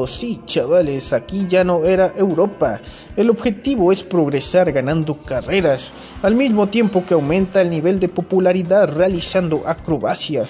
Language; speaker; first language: Spanish; native; Spanish